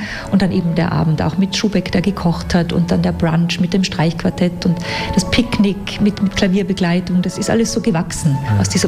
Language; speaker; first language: German; native; German